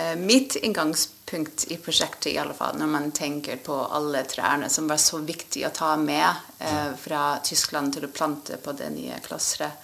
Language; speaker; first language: Norwegian; non-native, fluent; English